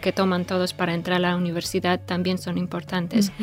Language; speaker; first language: Spanish; non-native, fluent; Polish